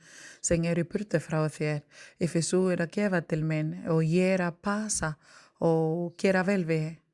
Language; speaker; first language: Icelandic; non-native, learner; Spanish